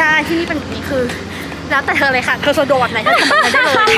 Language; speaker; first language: Thai; native; Thai